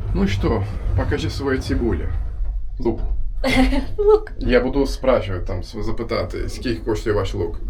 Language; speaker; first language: Russian; non-native, learner; Turkish